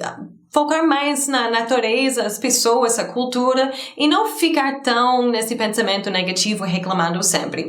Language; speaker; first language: Portuguese; non-native, fluent; English